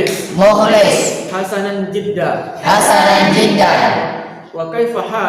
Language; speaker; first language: Arabic; non-native, fluent; Indonesian